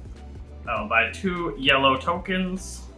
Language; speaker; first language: English; native; English